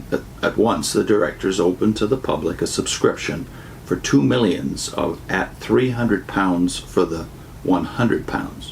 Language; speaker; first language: English; native; English